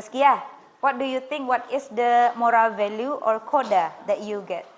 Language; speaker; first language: English; non-native, fluent; Indonesian